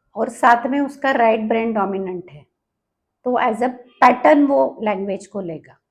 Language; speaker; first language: Hindi; non-native, local second language; Marathi